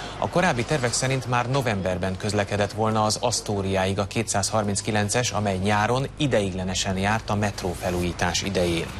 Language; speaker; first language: Hungarian; native; Hungarian